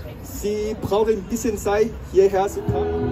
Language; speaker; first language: German; non-native, learner; Thai